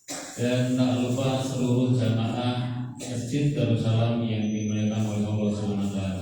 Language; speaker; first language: Indonesian; native; Indonesian